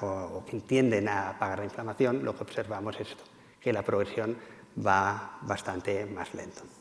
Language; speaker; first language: Spanish; native; Spanish